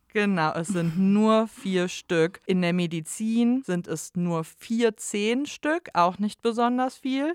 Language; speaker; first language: German; native; German